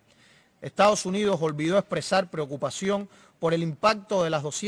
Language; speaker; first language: Spanish; native; Spanish